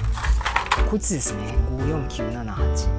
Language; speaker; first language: Japanese; native; Japanese